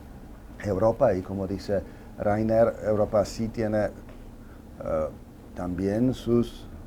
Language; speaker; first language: Spanish; non-native, fluent; Czech